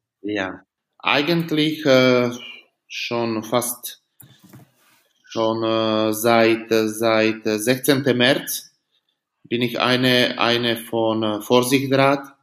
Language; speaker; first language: German; non-native, learner; Slovak